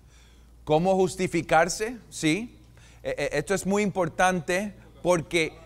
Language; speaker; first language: Spanish; non-native, fluent; English